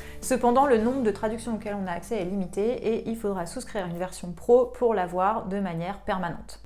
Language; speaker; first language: French; native; French